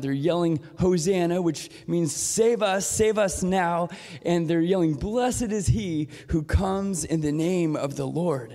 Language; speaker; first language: English; native; English